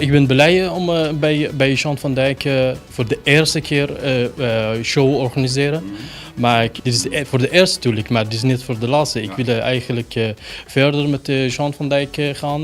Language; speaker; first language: Dutch; non-native, learner; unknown